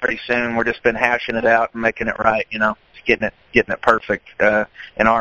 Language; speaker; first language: English; native; English